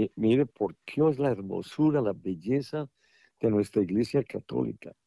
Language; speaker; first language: Spanish; native; Spanish